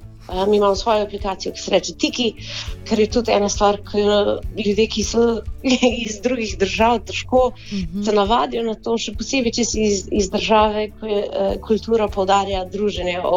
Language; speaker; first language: Slovenian; early bilingual, heritage; Slovenian